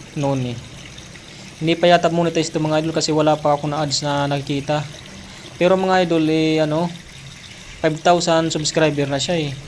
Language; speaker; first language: Filipino; non-native, local second language; Bikol